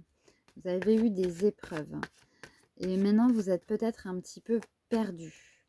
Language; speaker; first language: French; native; French